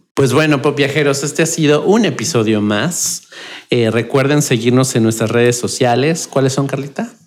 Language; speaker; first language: Spanish; native; Spanish